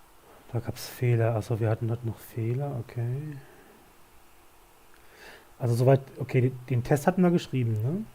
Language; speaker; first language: German; native; German